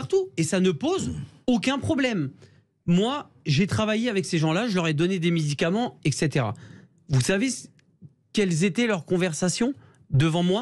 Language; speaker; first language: French; native; French